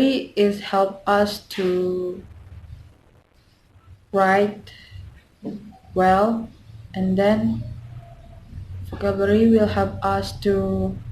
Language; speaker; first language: English; non-native, learner; Indonesian